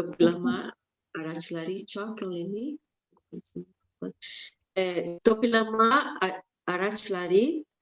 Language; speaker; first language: Turkish; non-native, learner; Spanish